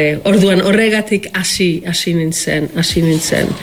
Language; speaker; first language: Basque; non-native, fluent; Welsh